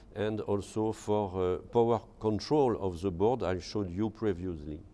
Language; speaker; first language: English; non-native, fluent; French